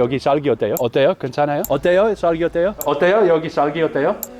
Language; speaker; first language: Korean; non-native, learner; Dutch